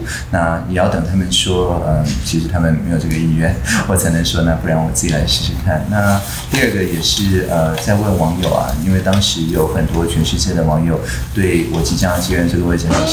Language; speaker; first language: Chinese; native; Chinese